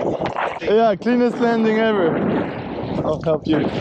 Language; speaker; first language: English; non-native, learner; French